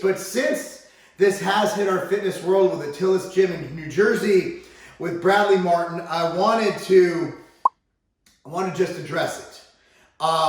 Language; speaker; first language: English; native; English